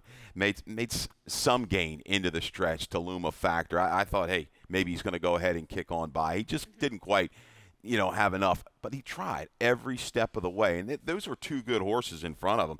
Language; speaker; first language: English; native; English